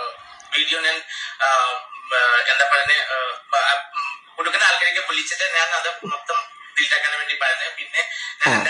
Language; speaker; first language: Malayalam; non-native, fluent; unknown